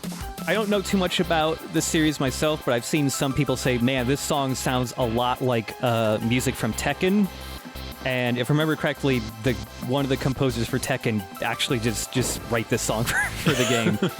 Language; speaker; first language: English; native; English